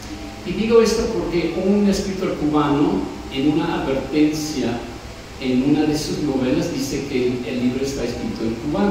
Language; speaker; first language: Spanish; non-native, fluent; English